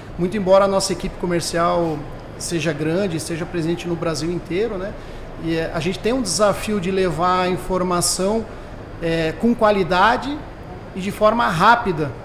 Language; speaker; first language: Portuguese; native; Portuguese